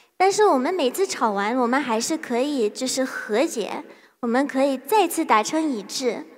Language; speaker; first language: Chinese; non-native, fluent; English